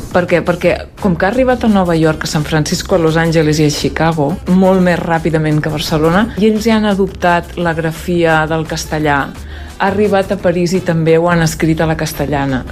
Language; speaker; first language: Catalan; native; Catalan